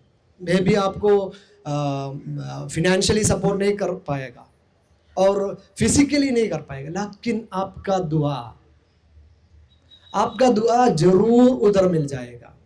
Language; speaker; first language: Hindi; non-native, local second language; Malayalam